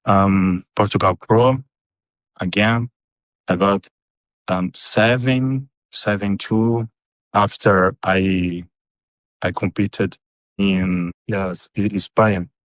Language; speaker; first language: English; non-native, learner; Portuguese